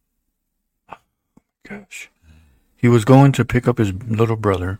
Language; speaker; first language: English; native; English